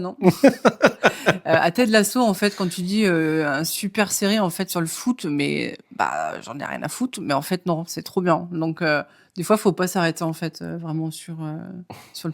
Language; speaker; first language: French; native; French